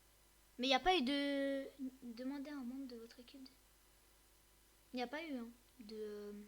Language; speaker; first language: French; native; French